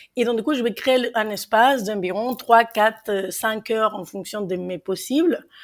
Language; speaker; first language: French; non-native, fluent; Spanish